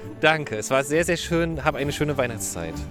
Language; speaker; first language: German; native; German